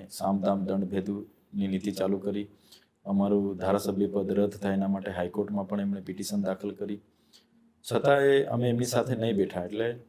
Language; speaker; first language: Gujarati; non-native, local second language; Vasavi